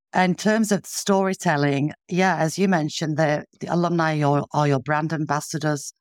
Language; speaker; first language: English; native; English